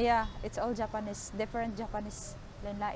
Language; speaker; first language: English; non-native, local second language; Cebuano